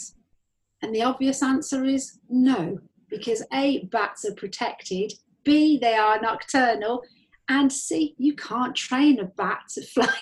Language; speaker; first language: English; native; English